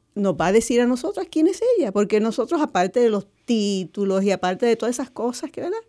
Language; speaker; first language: Spanish; native; Spanish